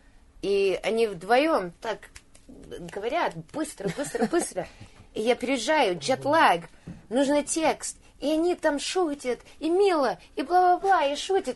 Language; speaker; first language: Russian; early bilingual, heritage; Russian